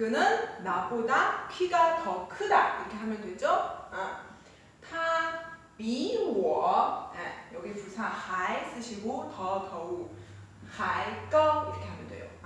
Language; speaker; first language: Korean; non-native, fluent; Chinese